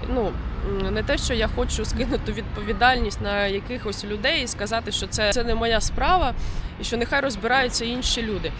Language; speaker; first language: Ukrainian; native; Ukrainian